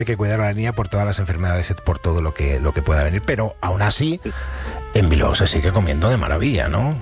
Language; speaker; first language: Spanish; native; Spanish